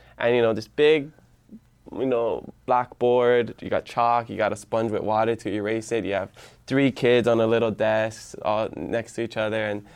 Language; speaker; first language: English; early bilingual, other home language; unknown